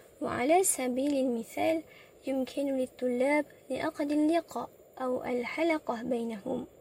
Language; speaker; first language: Arabic; non-native, learner; Malay